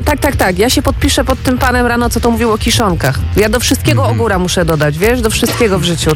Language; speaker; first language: Polish; native; Polish